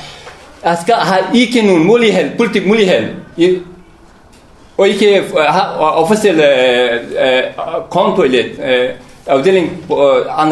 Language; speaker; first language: Danish; non-native, learner; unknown